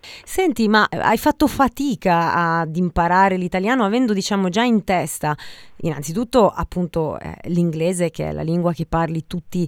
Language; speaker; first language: Italian; native; Italian